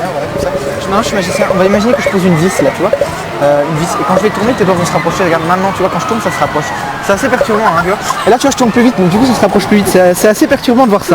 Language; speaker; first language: French; native; French